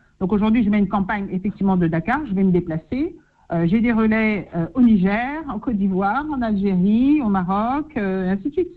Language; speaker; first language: French; native; French